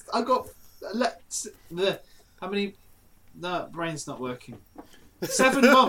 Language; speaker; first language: English; native; English